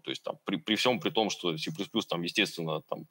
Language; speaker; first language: Russian; native; Russian